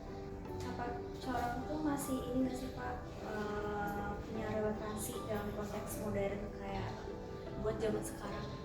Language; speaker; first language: Indonesian; native; Indonesian